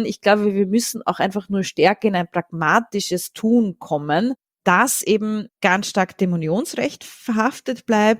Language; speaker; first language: German; native; German